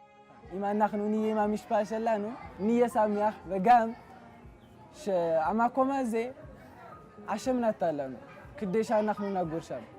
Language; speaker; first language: Hebrew; non-native, learner; Amharic